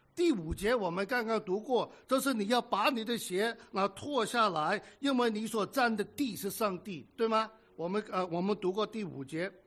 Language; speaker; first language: Chinese; native; Chinese